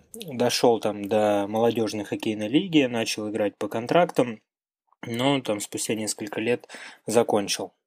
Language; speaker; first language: Russian; native; Russian